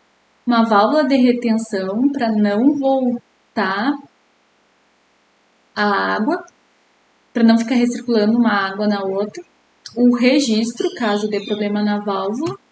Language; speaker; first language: Portuguese; native; Portuguese